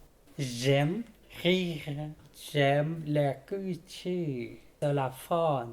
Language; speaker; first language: French; non-native, learner; Bangla